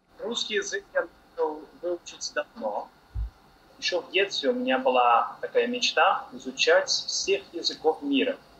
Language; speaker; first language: Russian; non-native, learner; Portuguese